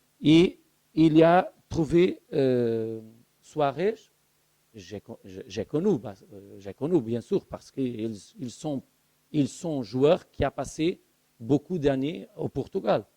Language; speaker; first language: French; non-native, learner; Portuguese